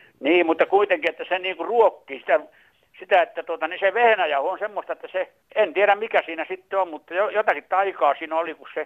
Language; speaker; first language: Finnish; native; Finnish